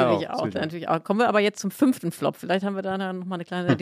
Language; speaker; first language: German; native; German